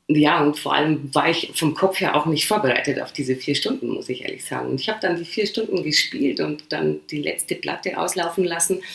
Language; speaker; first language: German; early bilingual, other home language; Polish